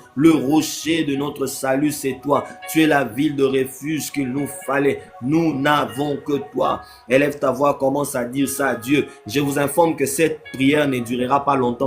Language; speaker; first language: French; non-native, local second language; Lingala